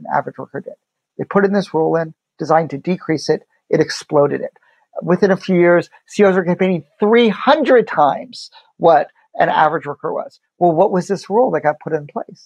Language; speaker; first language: English; native; English